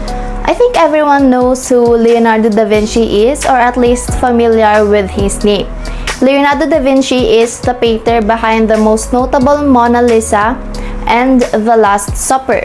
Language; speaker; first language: English; non-native, local second language; Filipino